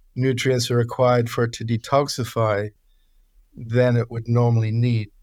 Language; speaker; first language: English; native; English